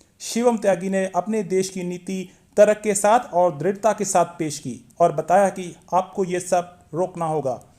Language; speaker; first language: Hindi; native; Hindi